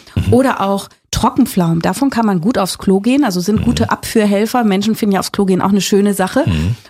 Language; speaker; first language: German; native; German